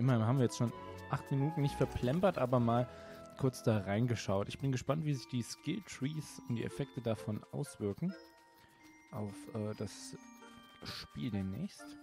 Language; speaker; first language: German; native; German